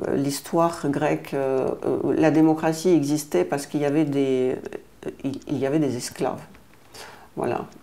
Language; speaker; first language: French; non-native, fluent; Russian